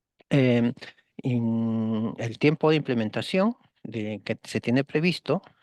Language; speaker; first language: Spanish; native; Spanish